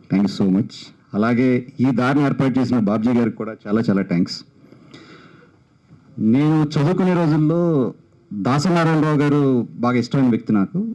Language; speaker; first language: Telugu; native; Telugu